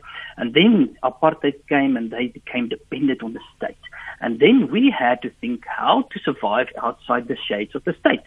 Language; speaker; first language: English; non-native, local second language; Afrikaans